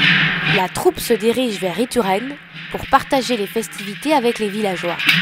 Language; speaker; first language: French; native; French